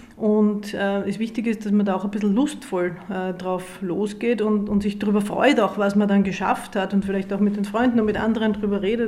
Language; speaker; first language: German; native; German